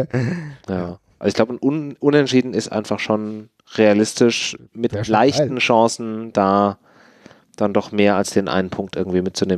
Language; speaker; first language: German; native; German